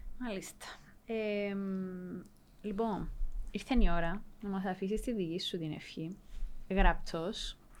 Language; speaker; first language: Greek; native; Greek